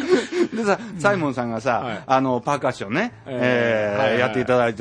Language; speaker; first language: Japanese; native; Japanese